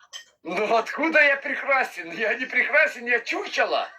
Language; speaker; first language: Russian; non-native, learner; Lithuanian